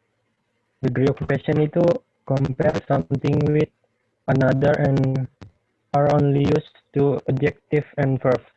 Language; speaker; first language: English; non-native, learner; Indonesian